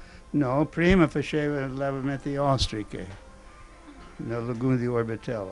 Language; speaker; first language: Italian; non-native, fluent; English